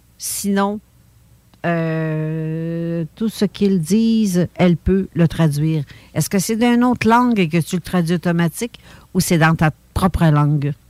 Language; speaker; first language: French; native; French